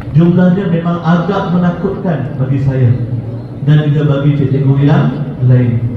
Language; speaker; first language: Malay; native; Malay